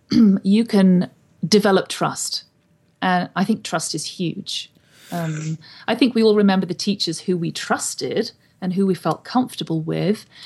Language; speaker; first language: English; native; English